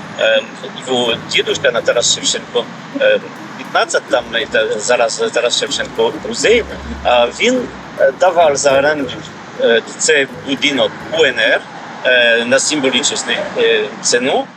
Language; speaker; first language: Ukrainian; non-native, learner; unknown